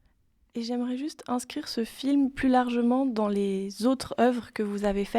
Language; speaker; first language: French; native; French